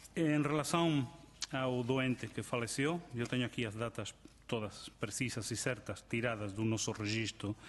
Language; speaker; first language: Portuguese; non-native, fluent; Spanish